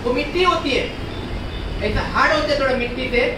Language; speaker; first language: Hindi; non-native, local second language; Marathi